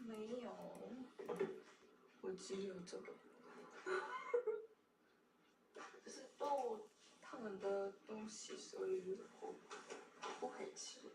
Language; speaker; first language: Chinese; non-native, learner; Korean